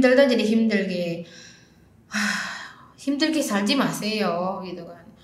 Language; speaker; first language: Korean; non-native, fluent; Indonesian